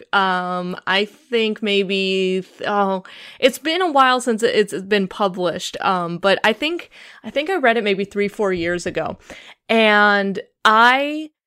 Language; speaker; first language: English; native; English